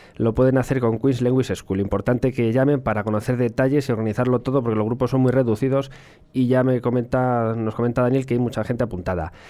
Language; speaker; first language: Spanish; native; Spanish